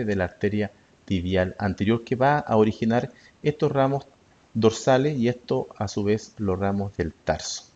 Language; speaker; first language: Spanish; native; Spanish